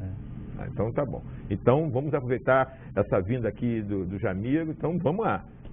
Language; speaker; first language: Portuguese; native; Portuguese